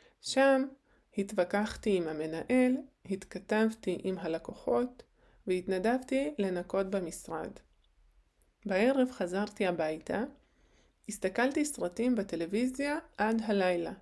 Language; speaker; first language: Hebrew; non-native, fluent; Ukrainian